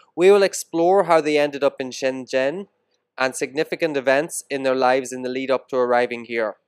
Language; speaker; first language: English; native; English